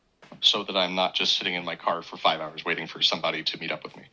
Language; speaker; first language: English; native; English